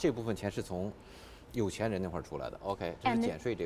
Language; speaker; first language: Chinese; native; Chinese